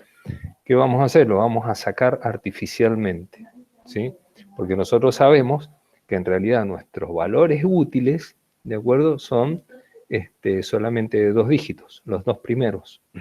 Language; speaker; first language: Spanish; native; Spanish